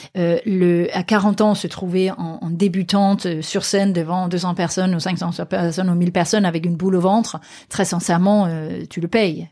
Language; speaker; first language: French; non-native, fluent; Danish